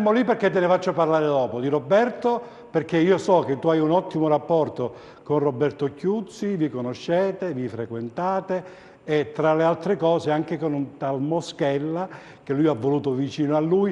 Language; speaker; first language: Italian; native; Italian